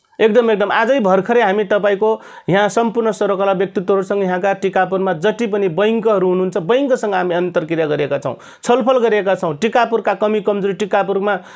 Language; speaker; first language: Nepali; non-native, local second language; Rana Tharu